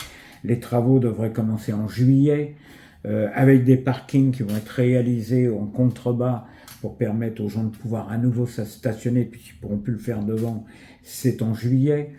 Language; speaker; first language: French; native; French